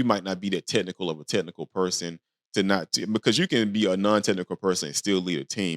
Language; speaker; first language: English; native; English